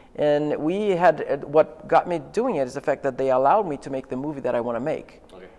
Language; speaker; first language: English; non-native, fluent; Portuguese